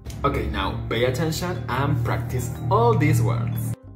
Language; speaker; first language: English; non-native, fluent; Spanish